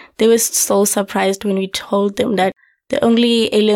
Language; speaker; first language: English; non-native, local second language; Southern Sotho